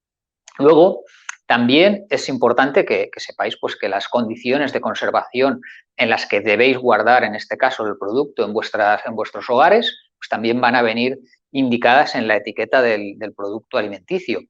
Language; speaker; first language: Spanish; native; Spanish